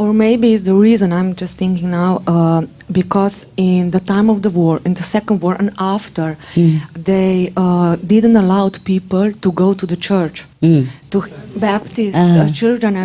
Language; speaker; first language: English; non-native, learner; Slovenian